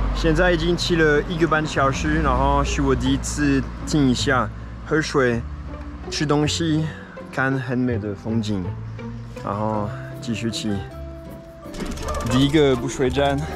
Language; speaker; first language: Chinese; non-native, fluent; French